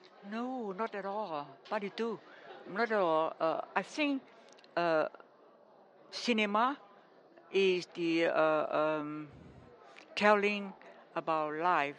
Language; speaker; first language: English; non-native, fluent; Vietnamese